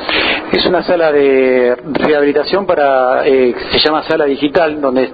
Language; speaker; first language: Spanish; native; Spanish